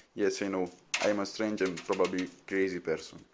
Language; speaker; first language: English; non-native, fluent; Italian